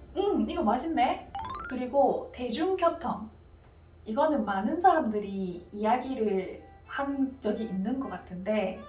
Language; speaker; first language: Korean; non-native, fluent; Japanese